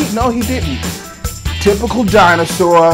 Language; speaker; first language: English; native; English